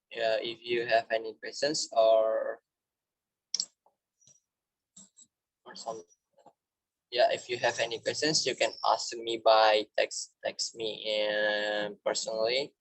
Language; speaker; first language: English; non-native, fluent; Indonesian